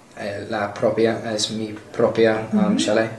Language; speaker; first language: Spanish; non-native, learner; English